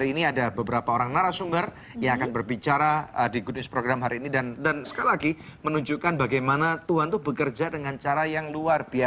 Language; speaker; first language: Indonesian; native; Indonesian